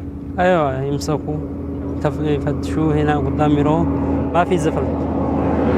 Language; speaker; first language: Arabic; non-native, learner; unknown